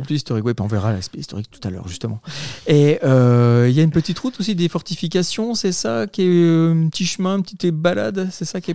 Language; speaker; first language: French; native; French